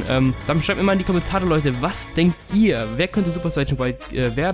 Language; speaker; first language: German; native; German